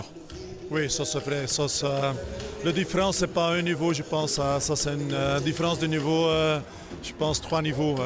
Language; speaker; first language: French; non-native, fluent; Dutch